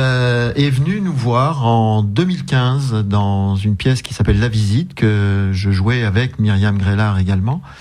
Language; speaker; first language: French; native; French